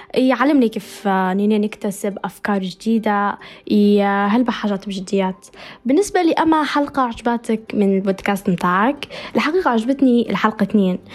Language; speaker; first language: Arabic; native; Arabic